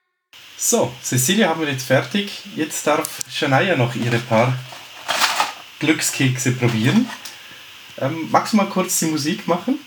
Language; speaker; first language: German; native; German